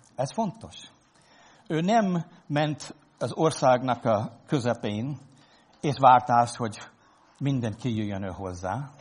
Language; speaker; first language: Hungarian; non-native, fluent; English